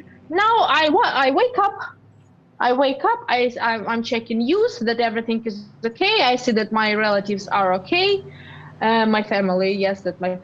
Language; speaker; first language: English; non-native, learner; Russian